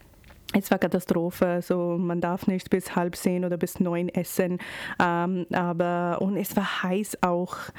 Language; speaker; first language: German; non-native, learner; Urdu